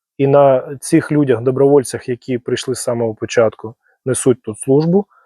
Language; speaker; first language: Ukrainian; non-native, local second language; Russian